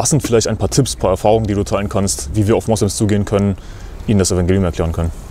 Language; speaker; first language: German; native; German